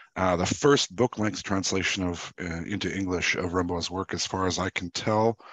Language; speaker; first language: English; native; English